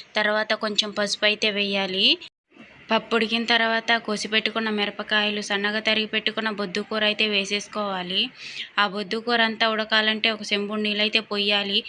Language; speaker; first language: Telugu; non-native, local second language; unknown